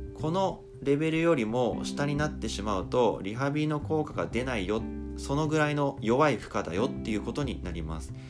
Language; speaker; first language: Japanese; native; Japanese